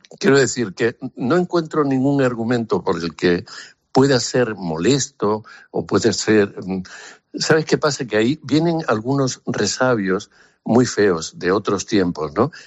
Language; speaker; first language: Spanish; native; Spanish